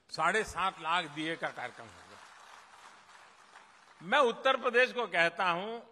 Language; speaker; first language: Hindi; non-native, local second language; Gujarati